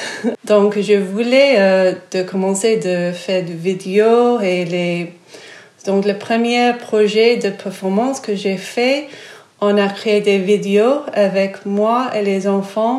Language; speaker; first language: French; non-native, fluent; English